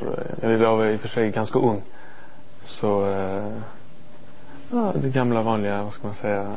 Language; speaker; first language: Swedish; non-native, learner; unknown